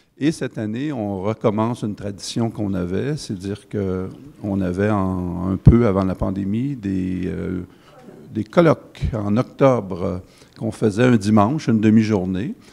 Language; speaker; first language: French; native; French